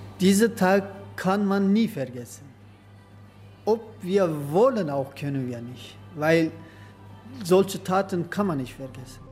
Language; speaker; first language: German; non-native, learner; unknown